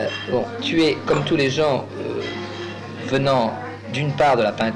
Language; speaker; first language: French; native; French